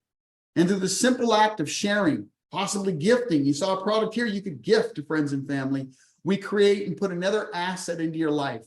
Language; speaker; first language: English; native; English